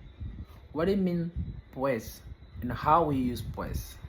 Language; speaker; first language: English; non-native, fluent; Spanish